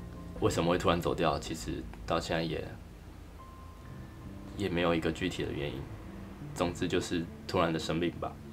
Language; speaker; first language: Chinese; native; Chinese